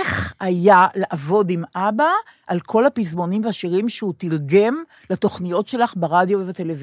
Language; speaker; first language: Hebrew; native; Hebrew